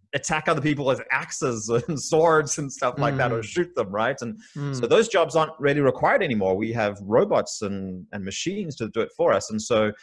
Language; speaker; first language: English; native; English